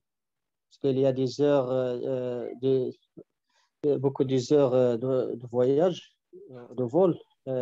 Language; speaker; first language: French; non-native, learner; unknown